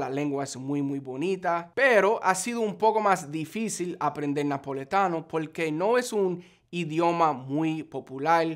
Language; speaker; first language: Spanish; non-native, fluent; English